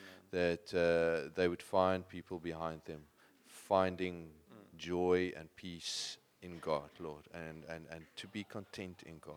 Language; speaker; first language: English; non-native, local second language; Afrikaans